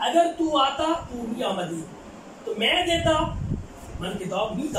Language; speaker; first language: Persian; non-native, fluent; Urdu